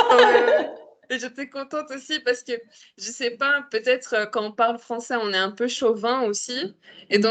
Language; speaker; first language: French; native; French